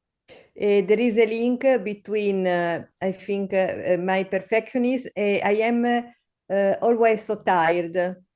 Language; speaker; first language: English; non-native, learner; Italian